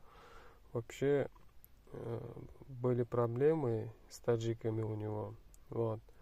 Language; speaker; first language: Russian; non-native, fluent; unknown